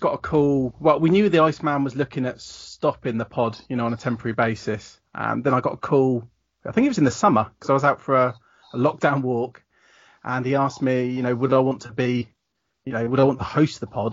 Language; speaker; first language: English; native; English